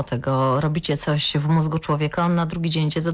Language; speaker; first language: Polish; native; Polish